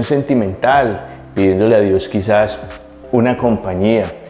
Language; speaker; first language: Spanish; native; Spanish